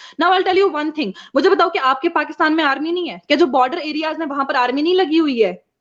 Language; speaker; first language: Hindi; non-native, local second language; Kashmiri